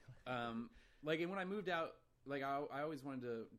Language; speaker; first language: English; native; English